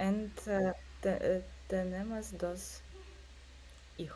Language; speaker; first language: Spanish; non-native, learner; Russian